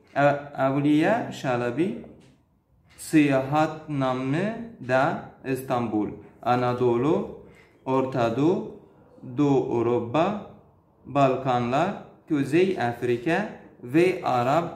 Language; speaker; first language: Turkish; non-native, learner; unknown